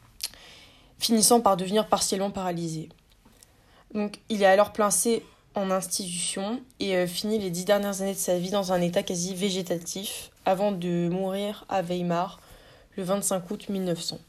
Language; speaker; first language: French; native; French